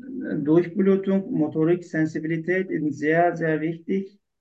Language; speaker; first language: German; non-native, learner; Turkish